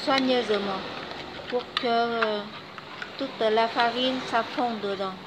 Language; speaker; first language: French; non-native, fluent; Vietnamese